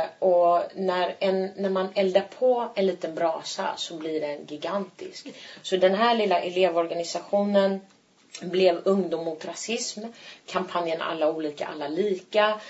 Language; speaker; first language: Swedish; early bilingual, other home language; Turkish